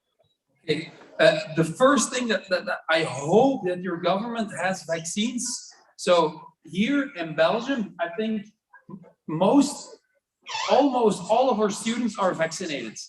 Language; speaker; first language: English; non-native, fluent; Dutch